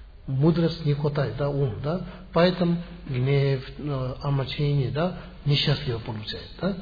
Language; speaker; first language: Russian; non-native, learner; Tibetan